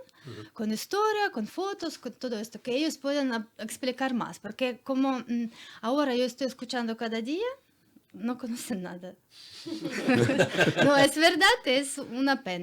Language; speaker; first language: Spanish; non-native, learner; Ukrainian